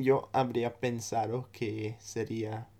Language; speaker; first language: Spanish; non-native, fluent; English